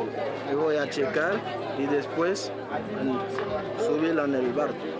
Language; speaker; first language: Spanish; non-native, learner; Haitian Creole